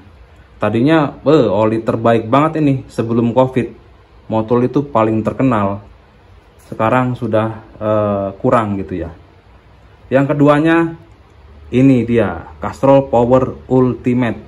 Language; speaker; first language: Indonesian; non-native, local second language; Sundanese